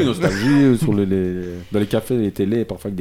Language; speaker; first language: French; native; French